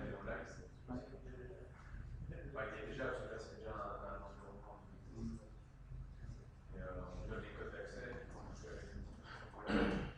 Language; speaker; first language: French; native; French